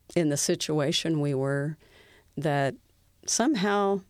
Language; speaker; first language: English; native; English